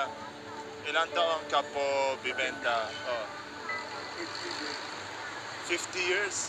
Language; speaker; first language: Filipino; non-native, learner; Arabic